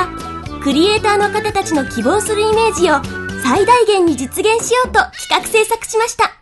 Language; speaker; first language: Japanese; native; Japanese